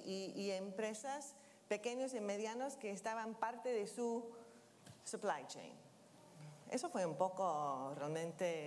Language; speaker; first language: Spanish; non-native, fluent; English